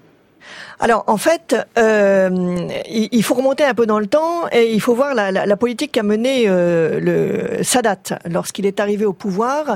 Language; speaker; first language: French; native; French